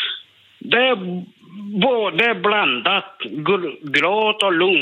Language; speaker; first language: Swedish; non-native, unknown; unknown